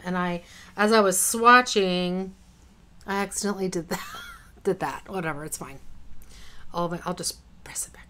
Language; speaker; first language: English; native; English